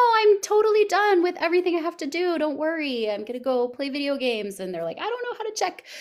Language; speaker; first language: English; native; English